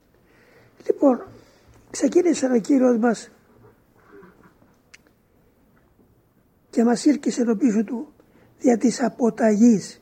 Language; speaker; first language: Greek; native; Greek